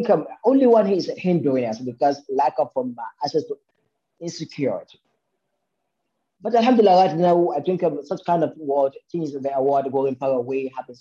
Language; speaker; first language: English; non-native, local second language; Hausa